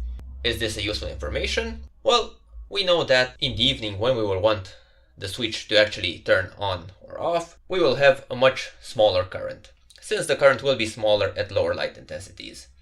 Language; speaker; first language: English; non-native, fluent; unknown